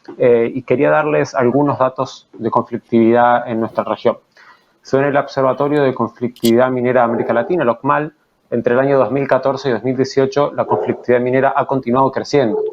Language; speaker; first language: Spanish; native; Spanish